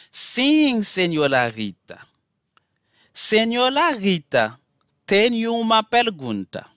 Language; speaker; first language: Portuguese; non-native, fluent; Haitian Creole